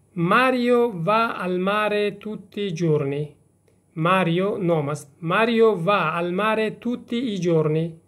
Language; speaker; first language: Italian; non-native, fluent; Persian